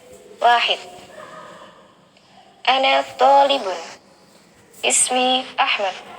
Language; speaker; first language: Arabic; non-native, learner; Indonesian